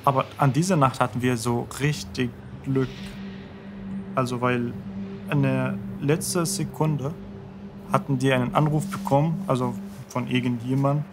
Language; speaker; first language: German; non-native, fluent; Arabic